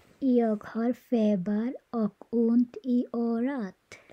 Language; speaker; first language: Swedish; non-native, learner; Bangla